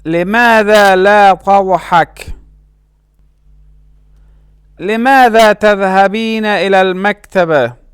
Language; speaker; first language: Arabic; non-native, fluent; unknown